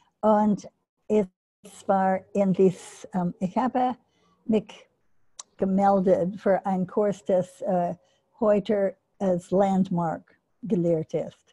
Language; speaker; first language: German; non-native, learner; English